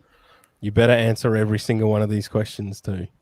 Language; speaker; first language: English; native; English